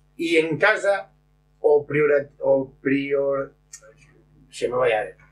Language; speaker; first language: Spanish; non-native, local second language; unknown